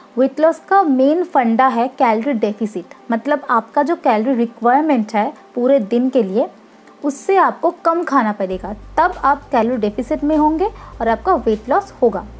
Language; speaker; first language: Hindi; non-native, local second language; Bangla